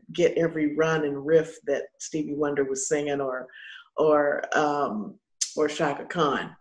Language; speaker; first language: English; native; English